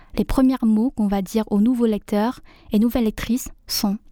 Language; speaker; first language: French; non-native, fluent; Vietnamese